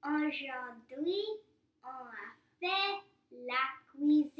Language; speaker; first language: French; early bilingual, heritage; French